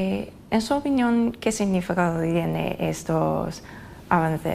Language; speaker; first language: Spanish; non-native, fluent; Chinese